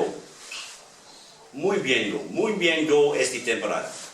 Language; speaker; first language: Spanish; non-native, learner; English